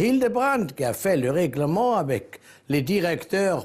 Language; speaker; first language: French; non-native, local second language; German